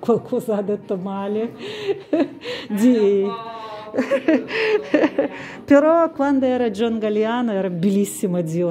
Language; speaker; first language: Italian; non-native, fluent; Russian